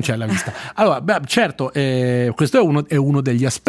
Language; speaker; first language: Italian; native; Italian